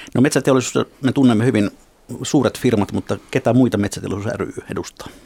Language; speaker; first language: Finnish; native; Finnish